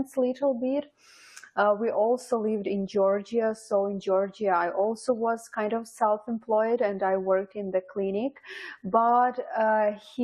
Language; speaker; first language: English; non-native, fluent; Ukrainian